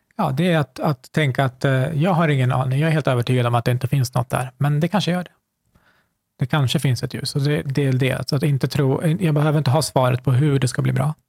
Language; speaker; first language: Swedish; early bilingual, other home language; Kurdish